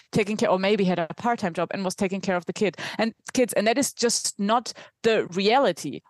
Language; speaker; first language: English; non-native, fluent; German